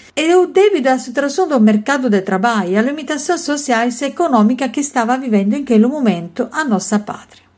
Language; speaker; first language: Portuguese; non-native, learner; Italian